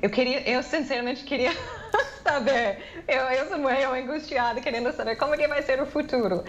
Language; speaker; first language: Portuguese; non-native, fluent; English